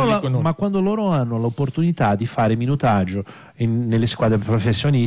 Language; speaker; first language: Italian; non-native, fluent; Portuguese